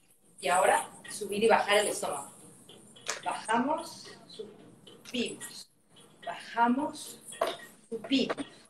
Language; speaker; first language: Spanish; native; Spanish